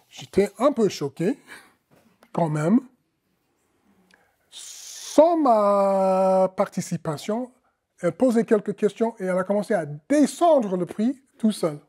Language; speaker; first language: French; non-native, fluent; English